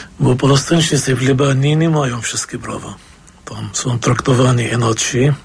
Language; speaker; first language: Polish; non-native, fluent; Arabic